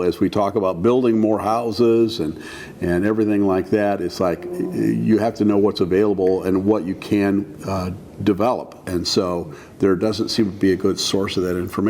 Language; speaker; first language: English; native; English